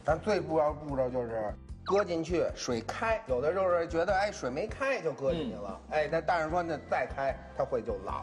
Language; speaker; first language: Chinese; native; Chinese